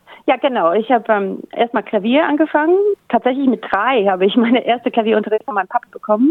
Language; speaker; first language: German; native; German